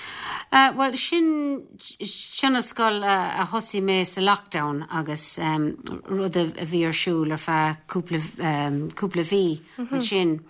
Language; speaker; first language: Irish; non-native, local second language; English